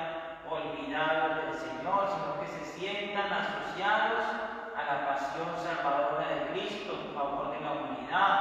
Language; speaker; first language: Spanish; native; Spanish